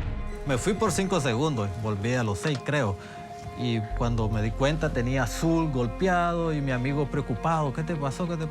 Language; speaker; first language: Spanish; native; Spanish